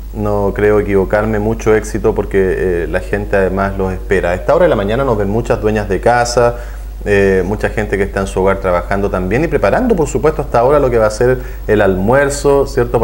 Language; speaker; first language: Spanish; native; Spanish